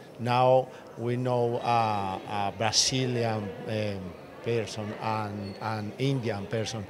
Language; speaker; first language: English; non-native, learner; Spanish